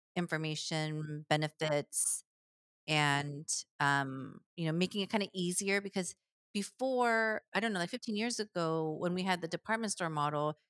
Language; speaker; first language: English; early bilingual, other home language; Korean